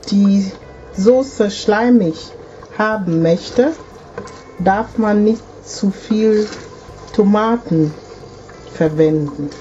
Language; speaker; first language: German; non-native, fluent; Akan